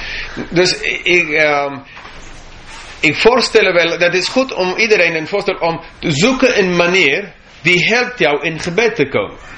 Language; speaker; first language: Dutch; non-native, fluent; English